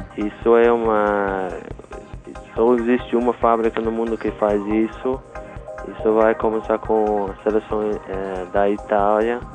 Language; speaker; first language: Portuguese; non-native, fluent; English